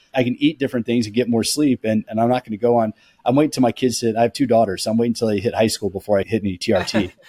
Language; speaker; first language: English; native; English